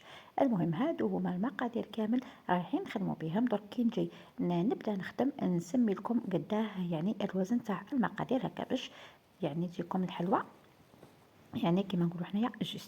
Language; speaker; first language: Arabic; native; Arabic